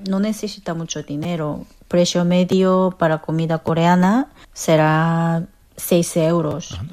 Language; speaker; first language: Spanish; non-native, fluent; Korean